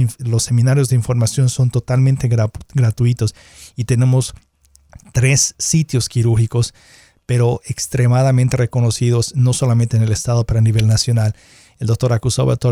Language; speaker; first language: Spanish; native; Spanish